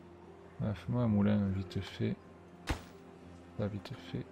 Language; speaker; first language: French; native; French